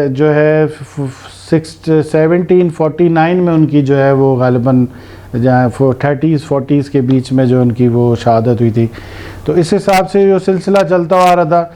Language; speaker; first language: Urdu; non-native, local second language; Sindhi